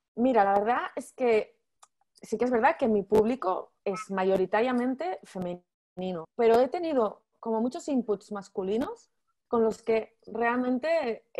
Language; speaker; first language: Spanish; native; Spanish